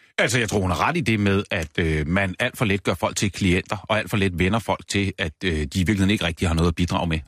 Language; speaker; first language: Danish; native; Danish